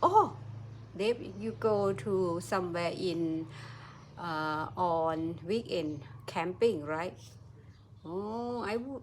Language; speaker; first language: English; non-native, learner; Thai